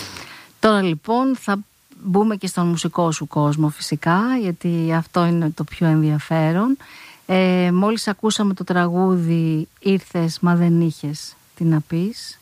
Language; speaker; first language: Greek; native; Greek